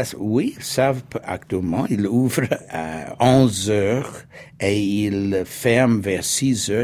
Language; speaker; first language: French; non-native, fluent; English